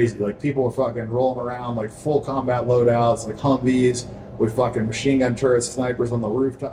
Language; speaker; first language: English; native; English